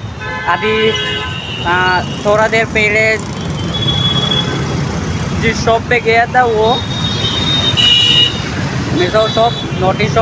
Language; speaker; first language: Hindi; non-native, local second language; Mizo